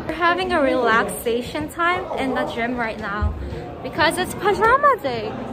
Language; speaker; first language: English; early bilingual, other home language; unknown